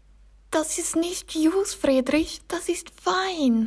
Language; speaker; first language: German; non-native, learner; Norwegian